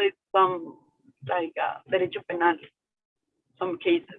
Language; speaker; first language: English; non-native, learner; Spanish